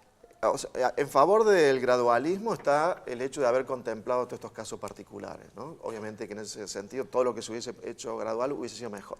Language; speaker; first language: Spanish; native; Spanish